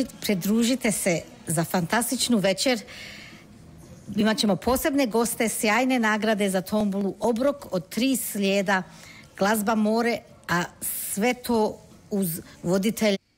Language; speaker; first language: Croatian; early bilingual, heritage; Croatian